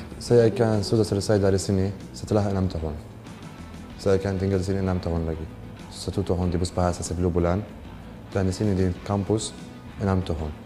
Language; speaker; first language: Indonesian; non-native, learner; Arabic